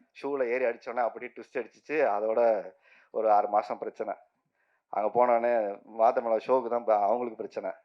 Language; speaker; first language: Tamil; native; Tamil